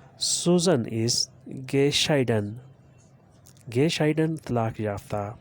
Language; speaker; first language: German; non-native, learner; Urdu